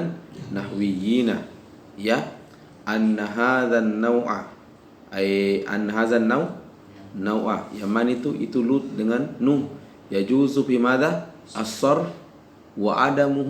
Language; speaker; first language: Arabic; non-native, fluent; Indonesian